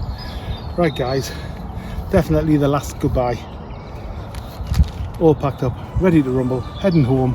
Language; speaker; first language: English; native; English